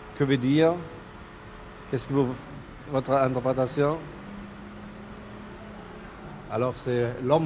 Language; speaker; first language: French; non-native, learner; German